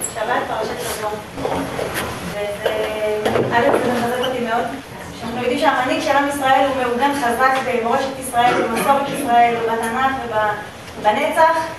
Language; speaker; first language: Hebrew; native; Hebrew